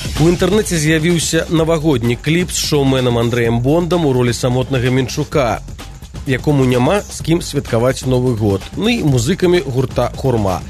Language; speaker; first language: Belarusian; native; Belarusian